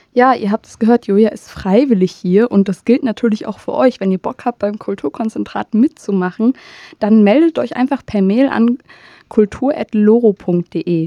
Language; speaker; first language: German; native; German